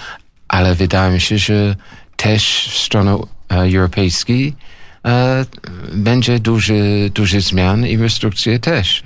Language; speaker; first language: Polish; non-native, fluent; English